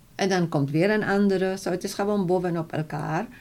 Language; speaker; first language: Dutch; non-native, fluent; Filipino